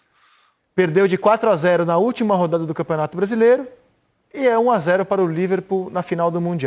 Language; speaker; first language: Portuguese; native; Portuguese